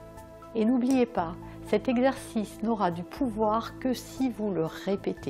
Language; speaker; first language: French; native; French